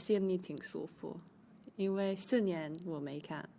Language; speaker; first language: Chinese; early bilingual, heritage; English